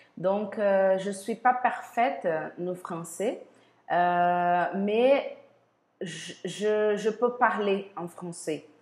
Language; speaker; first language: French; non-native, learner; Portuguese